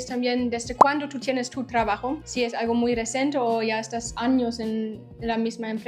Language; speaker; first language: Spanish; non-native, fluent; German